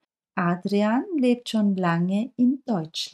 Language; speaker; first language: German; non-native, fluent; Turkish